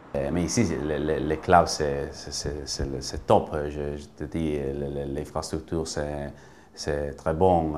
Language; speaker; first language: French; non-native, fluent; Italian